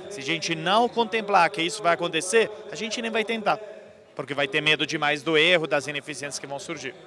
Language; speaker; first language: Portuguese; non-native, fluent; Italian